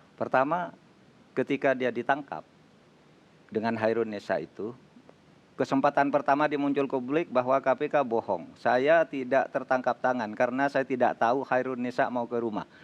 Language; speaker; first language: Indonesian; non-native, local second language; Madurese